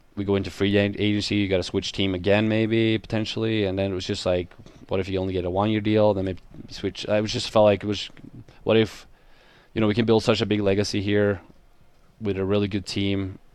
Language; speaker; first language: English; non-native, fluent; Swedish